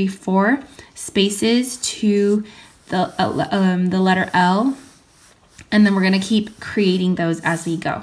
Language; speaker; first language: English; native; English